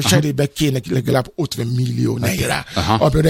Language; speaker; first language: Hungarian; non-native, fluent; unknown